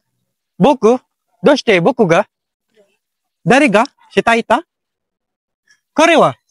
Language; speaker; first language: Japanese; non-native, learner; Filipino